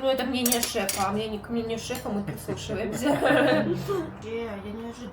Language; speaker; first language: Russian; native; Russian